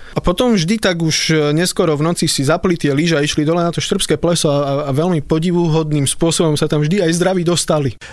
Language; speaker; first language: Slovak; native; Slovak